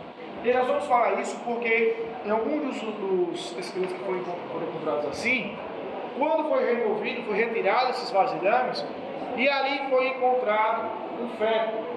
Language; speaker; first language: Portuguese; native; Portuguese